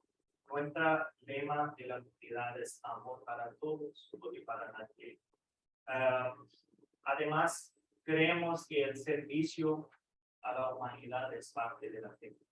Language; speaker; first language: Spanish; non-native, fluent; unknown